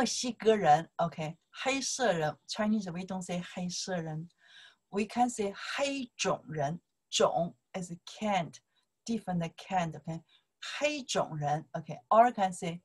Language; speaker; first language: English; non-native, learner; Chinese